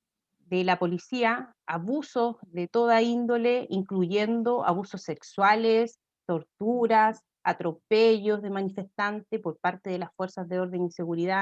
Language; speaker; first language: Spanish; native; Spanish